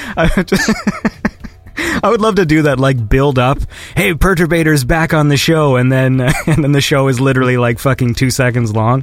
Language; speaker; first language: English; native; English